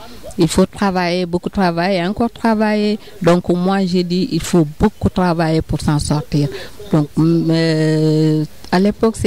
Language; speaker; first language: French; non-native, local second language; Wolof